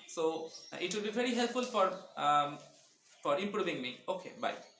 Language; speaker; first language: English; non-native, learner; Bangla